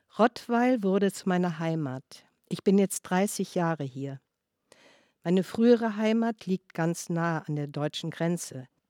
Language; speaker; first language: German; non-native, fluent; French